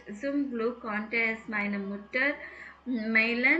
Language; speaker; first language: German; non-native, fluent; Tamil